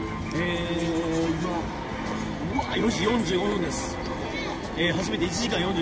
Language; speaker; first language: Japanese; native; Japanese